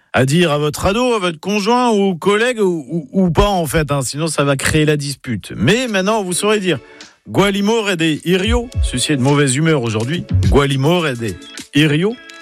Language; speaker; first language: French; native; French